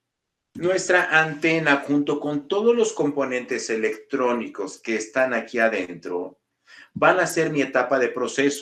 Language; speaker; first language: Spanish; native; Spanish